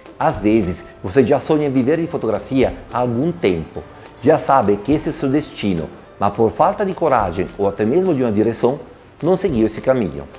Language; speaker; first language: Portuguese; non-native, fluent; Italian